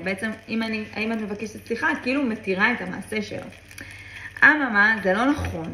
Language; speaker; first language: Hebrew; native; Hebrew